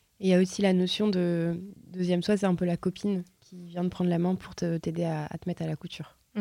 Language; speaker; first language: French; native; French